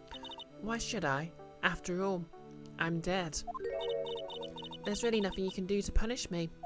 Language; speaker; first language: English; native; English